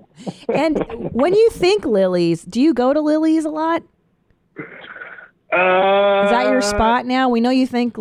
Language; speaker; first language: English; native; English